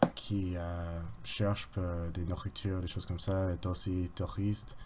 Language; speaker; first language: French; non-native, learner; English